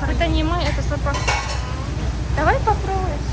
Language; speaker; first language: Russian; non-native, local second language; Kazakh